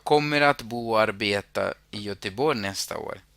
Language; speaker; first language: Swedish; non-native, fluent; Spanish